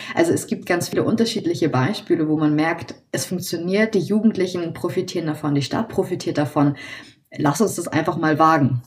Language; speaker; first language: German; native; German